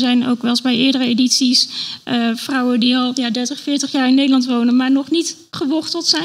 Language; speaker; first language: Dutch; native; Dutch